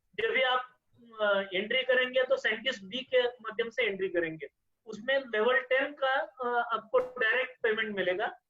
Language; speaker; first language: Hindi; non-native, local second language; Marathi